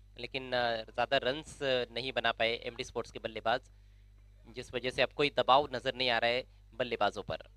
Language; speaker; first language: Hindi; non-native, local second language; Marathi